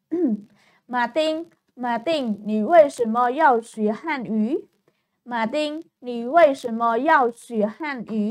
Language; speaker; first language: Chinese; non-native, fluent; Khmer